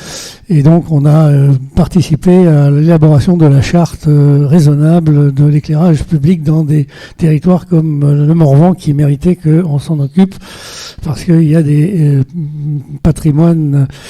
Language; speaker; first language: French; native; French